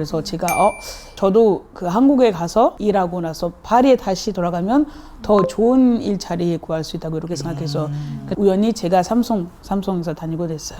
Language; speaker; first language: Korean; non-native, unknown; French